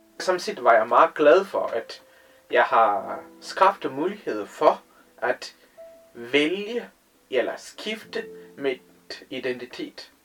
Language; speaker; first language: Danish; non-native, fluent; Tamil